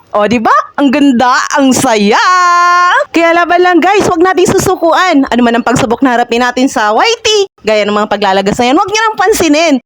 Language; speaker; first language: Filipino; non-native, local second language; Iloko